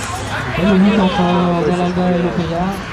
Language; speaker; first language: French; native; French